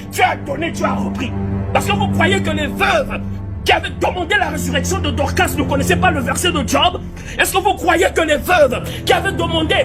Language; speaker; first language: French; non-native, local second language; Lingala